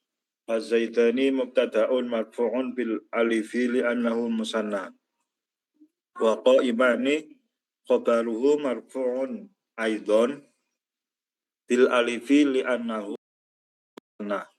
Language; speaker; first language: Arabic; non-native, learner; Indonesian